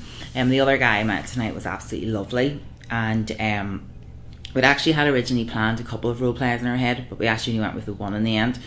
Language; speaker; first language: English; native; English